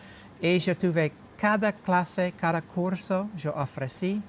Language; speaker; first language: Spanish; non-native, learner; English